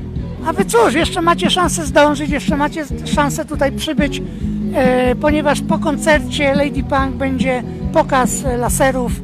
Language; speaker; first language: Polish; native; Polish